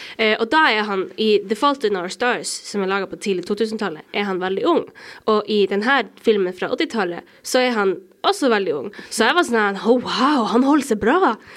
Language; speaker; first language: Norwegian; native; Norwegian